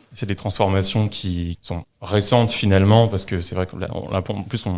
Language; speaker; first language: French; native; French